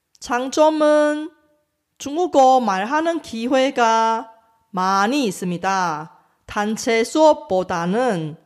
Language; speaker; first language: Korean; non-native, fluent; Chinese